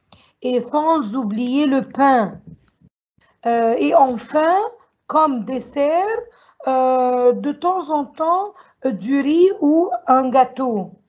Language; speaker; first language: French; non-native, learner; Arabic